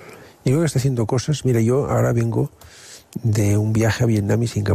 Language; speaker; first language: Spanish; non-native, local second language; Catalan